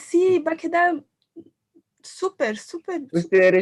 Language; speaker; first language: Spanish; non-native, learner; Portuguese